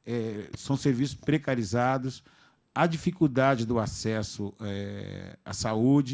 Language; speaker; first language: Portuguese; native; Portuguese